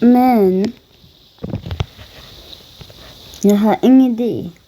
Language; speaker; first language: Swedish; non-native, learner; Danish